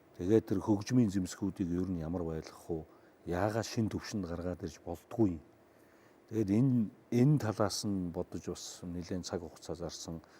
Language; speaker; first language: Mongolian; native; Mongolian